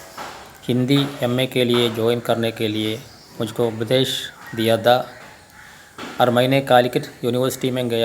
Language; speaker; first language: Hindi; non-native, local second language; Malayalam